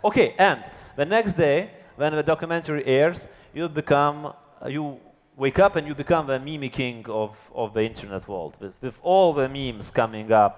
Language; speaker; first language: English; non-native, fluent; Lithuanian